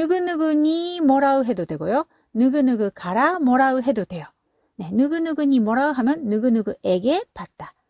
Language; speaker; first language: Korean; non-native, fluent; Japanese